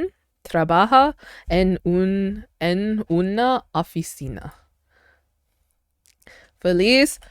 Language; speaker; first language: Spanish; non-native, learner; English